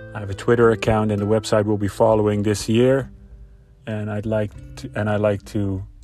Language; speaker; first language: English; non-native, fluent; Dutch